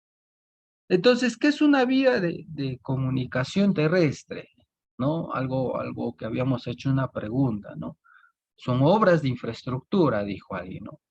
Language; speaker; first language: Spanish; native; Spanish